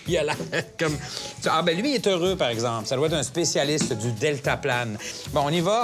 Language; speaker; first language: French; native; French